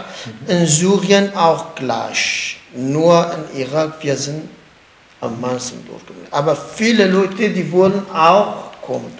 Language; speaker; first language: German; non-native, learner; Kurdish